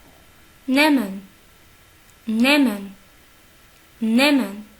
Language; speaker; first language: German; non-native, learner; Arabic